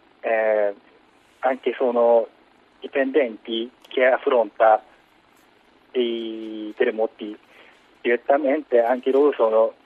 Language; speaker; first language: Italian; non-native, learner; Japanese